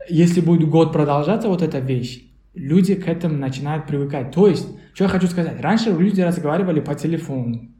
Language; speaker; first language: Russian; non-native, local second language; Uzbek